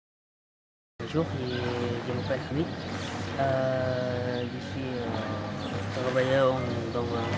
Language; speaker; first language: French; non-native, learner; Arabic